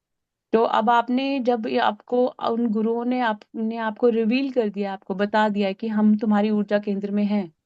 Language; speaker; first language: Hindi; native; Hindi